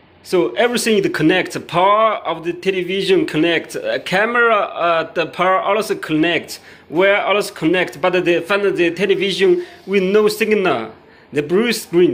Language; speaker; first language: English; non-native, learner; Chinese